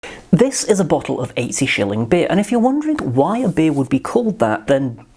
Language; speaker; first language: English; native; English